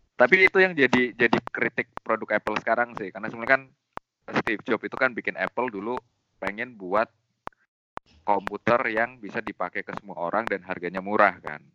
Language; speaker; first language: Indonesian; native; Indonesian